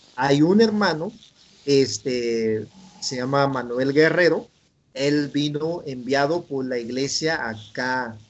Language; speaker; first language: Spanish; non-native, local second language; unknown